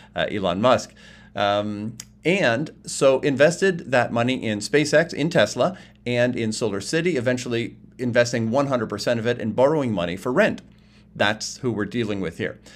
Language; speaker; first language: English; native; English